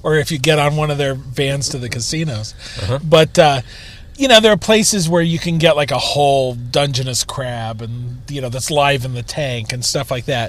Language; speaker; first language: English; native; English